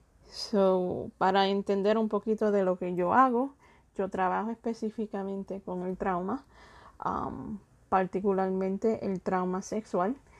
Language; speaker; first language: Spanish; early bilingual, heritage; Spanish